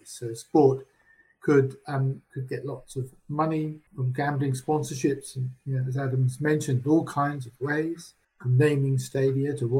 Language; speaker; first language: English; native; English